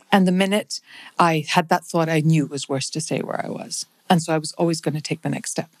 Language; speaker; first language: English; non-native, local second language; Punjabi